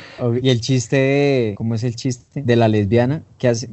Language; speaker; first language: Spanish; native; Spanish